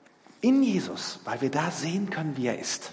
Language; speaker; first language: German; native; German